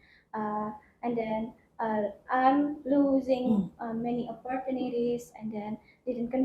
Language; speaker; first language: English; non-native, learner; Indonesian